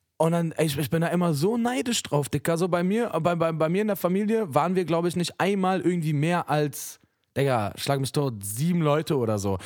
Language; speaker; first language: German; native; German